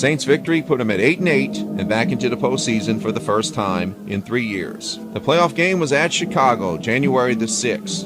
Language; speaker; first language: English; native; English